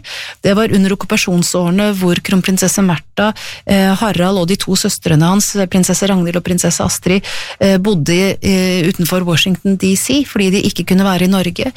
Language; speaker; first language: Norwegian; native; Norwegian